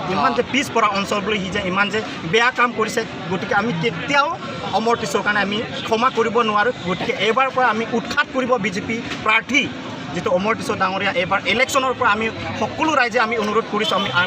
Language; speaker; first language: Assamese; non-native, local second language; Karbi